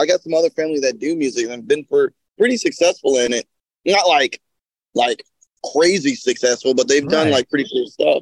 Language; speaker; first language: English; native; English